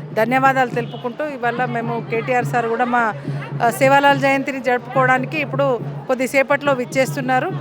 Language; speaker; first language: Telugu; non-native, local second language; Lambadi